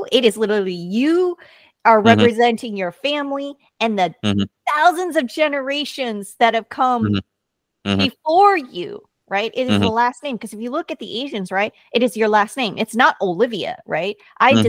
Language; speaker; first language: English; early bilingual, other home language; Korean